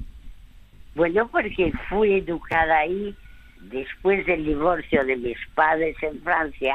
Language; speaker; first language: Spanish; early bilingual, other home language; French